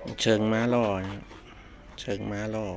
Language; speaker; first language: Thai; native; Thai